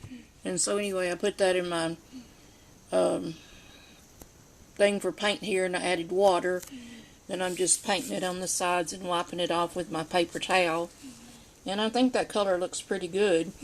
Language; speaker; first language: English; native; English